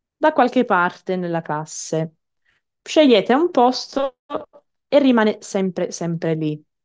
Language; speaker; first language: Italian; non-native, fluent; English